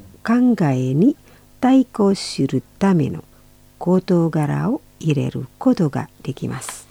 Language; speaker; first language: Japanese; non-native, fluent; Indonesian